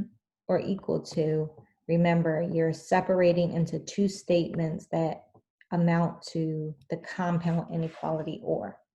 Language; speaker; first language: English; native; English